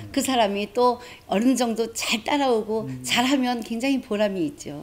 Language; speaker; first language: Korean; native; Korean